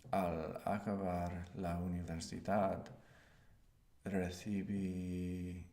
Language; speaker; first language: Spanish; non-native, learner; English